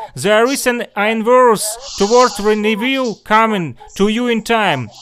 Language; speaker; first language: English; non-native, learner; Russian